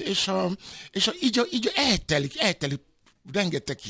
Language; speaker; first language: Hungarian; non-native, fluent; Yoruba